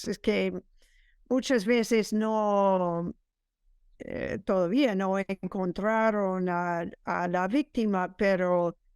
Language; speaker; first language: Spanish; non-native, fluent; English